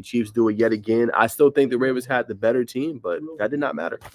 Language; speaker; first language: English; native; English